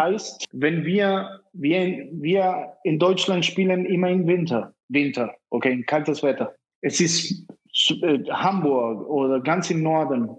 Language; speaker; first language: German; non-native, fluent; Spanish